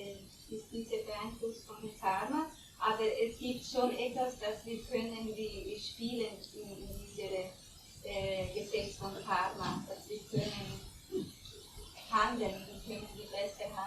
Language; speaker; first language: German; non-native, learner; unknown